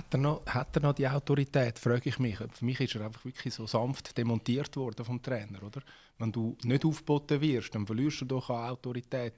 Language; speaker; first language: German; native; German